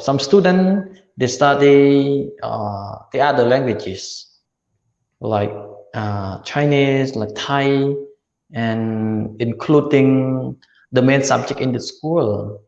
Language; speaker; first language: English; non-native, learner; Khmer